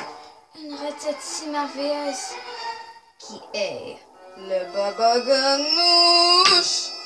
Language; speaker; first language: French; non-native, local second language; English